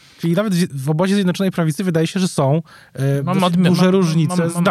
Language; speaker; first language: Polish; native; Polish